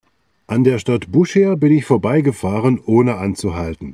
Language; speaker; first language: German; native; German